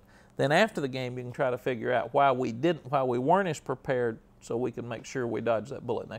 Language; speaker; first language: English; native; English